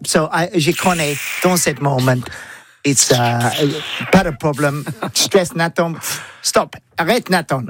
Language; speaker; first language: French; non-native, learner; English